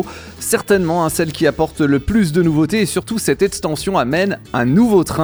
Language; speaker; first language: French; native; French